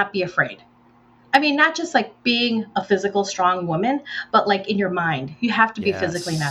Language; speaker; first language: English; native; English